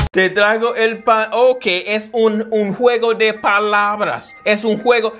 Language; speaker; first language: Spanish; non-native, fluent; English